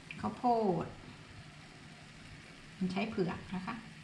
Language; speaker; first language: Thai; native; Thai